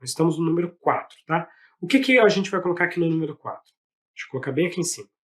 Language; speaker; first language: Portuguese; native; Portuguese